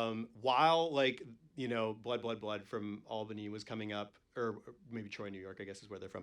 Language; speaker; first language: English; native; English